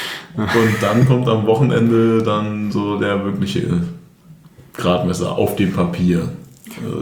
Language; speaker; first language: German; native; German